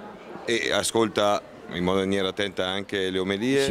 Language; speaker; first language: Italian; native; Italian